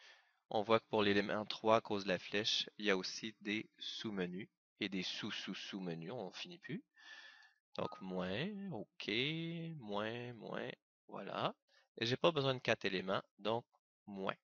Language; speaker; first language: French; native; French